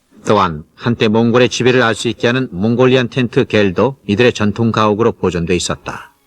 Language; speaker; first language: Korean; native; Korean